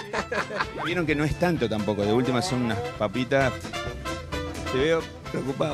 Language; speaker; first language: Spanish; native; Spanish